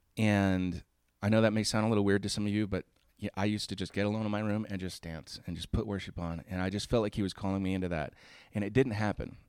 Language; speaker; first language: English; native; English